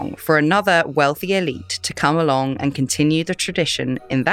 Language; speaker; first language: English; native; English